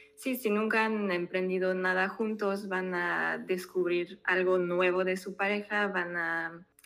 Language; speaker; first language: Spanish; non-native, fluent; French